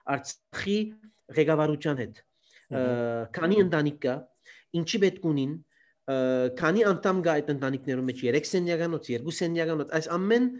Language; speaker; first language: Armenian; early bilingual, heritage; Armenian